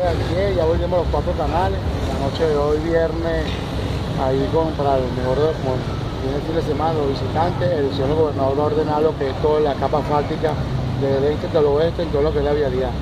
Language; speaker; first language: Spanish; native; Spanish